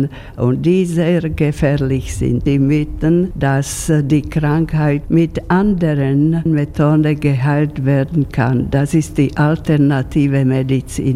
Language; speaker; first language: German; non-native, fluent; Slovak